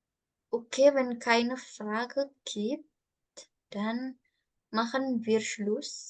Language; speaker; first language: German; non-native, learner; Indonesian